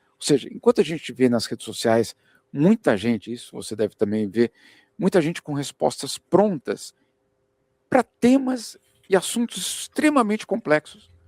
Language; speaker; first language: Portuguese; early bilingual, other home language; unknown